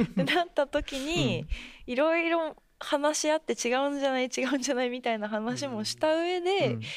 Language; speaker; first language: Japanese; native; Japanese